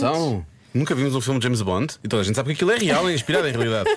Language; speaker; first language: Portuguese; native; Portuguese